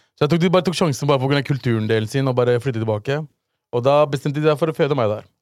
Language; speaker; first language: Norwegian; early bilingual, other home language; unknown